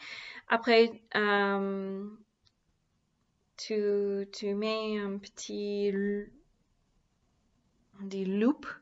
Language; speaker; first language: French; non-native, learner; English